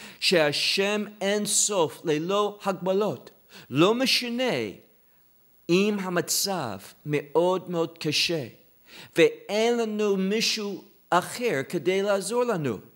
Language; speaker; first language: Hebrew; non-native, fluent; English